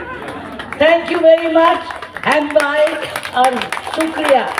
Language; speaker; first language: Hindi; non-native, local second language; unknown